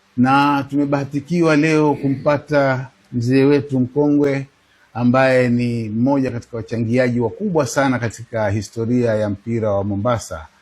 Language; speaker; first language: Swahili; native; Swahili